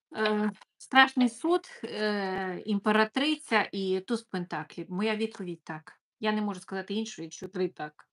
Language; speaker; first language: Ukrainian; non-native, local second language; Russian